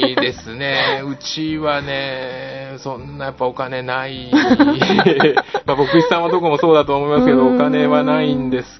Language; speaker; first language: Japanese; native; Japanese